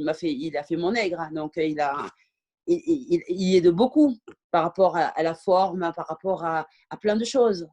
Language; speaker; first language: French; early bilingual, other home language; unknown